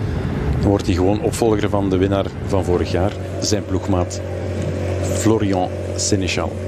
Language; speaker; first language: Dutch; native; Dutch